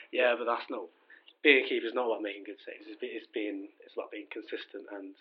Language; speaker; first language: English; native; English